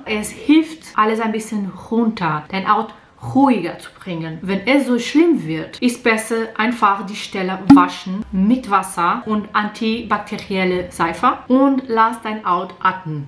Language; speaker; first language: German; non-native, learner; Portuguese